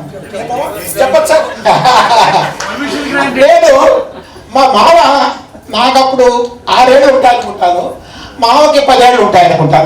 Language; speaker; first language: Telugu; native; Telugu